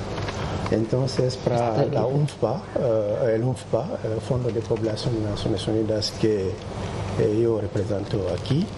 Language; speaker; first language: Spanish; non-native, fluent; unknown